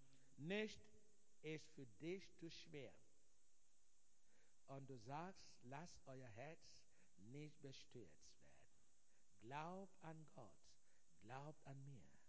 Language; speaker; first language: German; non-native, fluent; Igbo